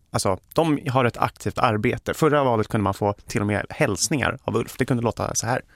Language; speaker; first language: Swedish; native; Swedish